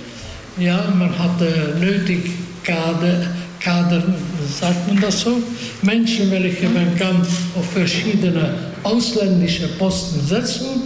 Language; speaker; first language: German; non-native, fluent; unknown